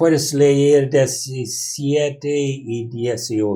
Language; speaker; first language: Spanish; non-native, learner; English